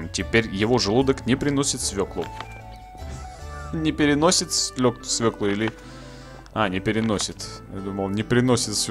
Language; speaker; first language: Russian; native; Russian